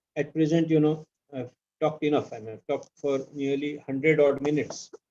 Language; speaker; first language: English; non-native, local second language; Marathi